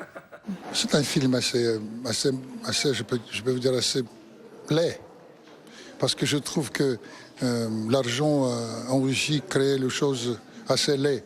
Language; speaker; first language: French; non-native, fluent; Russian